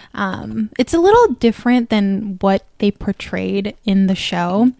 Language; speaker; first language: English; native; English